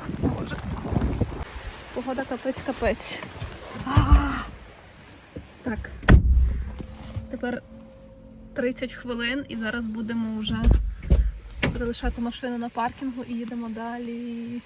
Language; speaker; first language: Ukrainian; native; Ukrainian